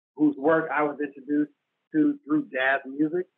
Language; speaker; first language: English; native; English